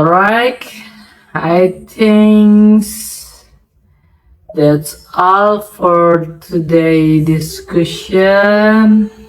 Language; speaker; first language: English; non-native, learner; Indonesian